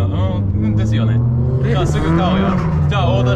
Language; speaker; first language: Japanese; non-native, learner; English